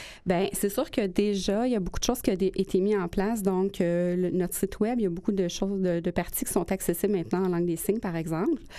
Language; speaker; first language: French; native; French